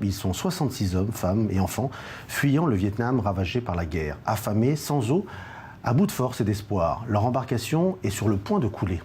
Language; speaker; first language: French; native; French